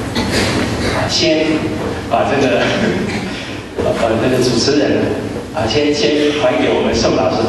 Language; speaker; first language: Chinese; native; Chinese